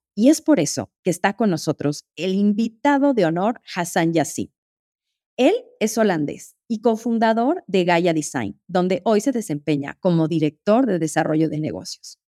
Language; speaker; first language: Spanish; native; Spanish